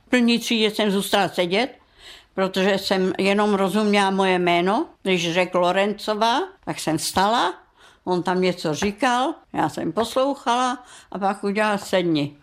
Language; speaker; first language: Czech; non-native, local second language; German